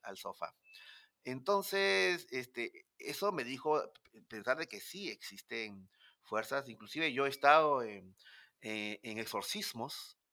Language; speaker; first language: Spanish; native; Spanish